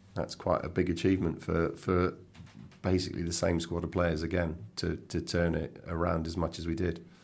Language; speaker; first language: English; native; English